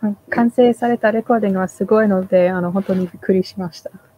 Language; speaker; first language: Japanese; non-native, fluent; English